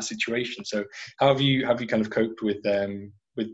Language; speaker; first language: English; native; English